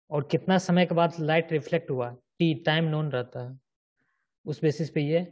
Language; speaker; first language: Hindi; native; Hindi